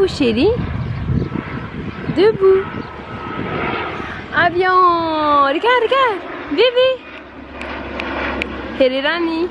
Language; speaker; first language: French; native; French